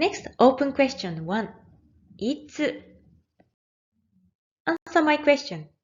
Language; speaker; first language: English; non-native, fluent; Japanese